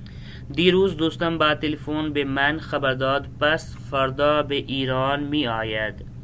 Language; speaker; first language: Persian; non-native, fluent; Urdu